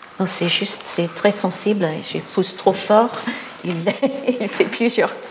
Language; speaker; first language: French; non-native, fluent; English